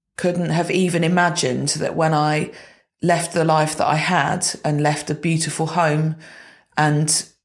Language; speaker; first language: English; native; English